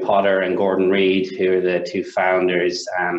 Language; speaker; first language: English; native; English